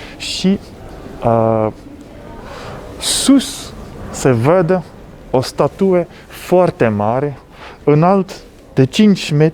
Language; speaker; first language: Romanian; non-native, learner; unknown